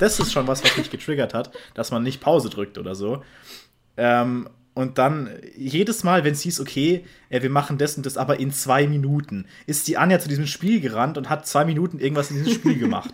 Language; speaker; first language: German; native; German